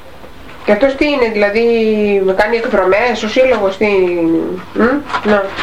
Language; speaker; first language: Greek; native; Greek